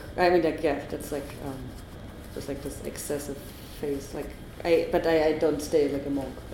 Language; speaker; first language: English; non-native, fluent; German